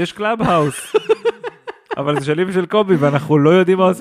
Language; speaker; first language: Hebrew; native; Hebrew